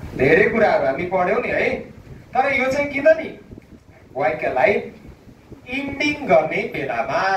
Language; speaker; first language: Nepali; native; Nepali